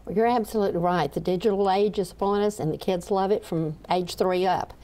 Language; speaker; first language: English; native; English